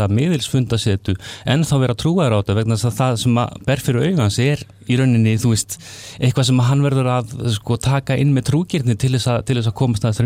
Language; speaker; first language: Icelandic; native; Icelandic